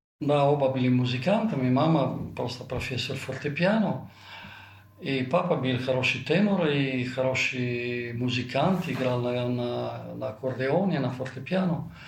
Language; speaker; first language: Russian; non-native, fluent; Italian